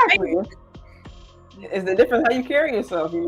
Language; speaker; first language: English; native; English